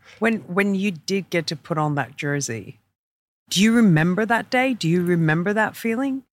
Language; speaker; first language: English; native; English